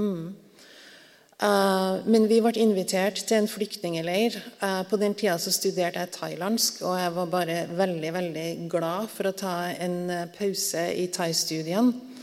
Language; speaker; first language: Norwegian; native; Norwegian